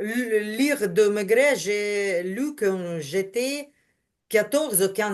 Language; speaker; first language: French; non-native, learner; Ukrainian